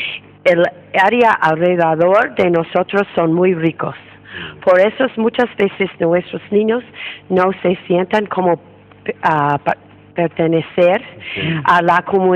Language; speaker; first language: Spanish; non-native, fluent; English